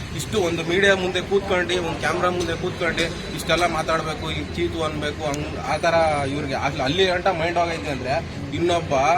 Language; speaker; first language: Kannada; native; Kannada